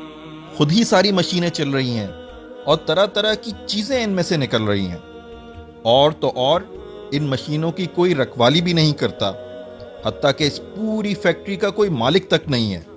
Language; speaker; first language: Urdu; native; Urdu